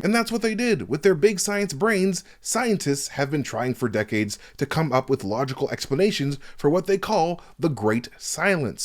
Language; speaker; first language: English; native; English